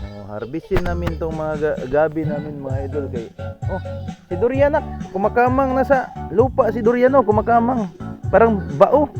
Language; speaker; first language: Filipino; non-native, local second language; Cebuano